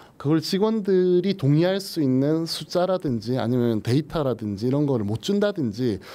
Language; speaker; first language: Korean; native; Korean